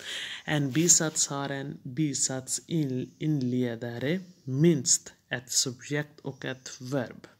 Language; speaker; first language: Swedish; non-native, fluent; Urdu